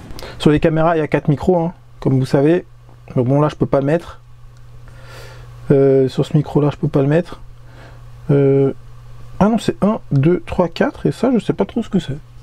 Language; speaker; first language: French; native; French